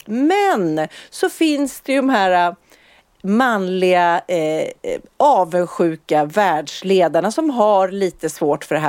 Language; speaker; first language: Swedish; native; Swedish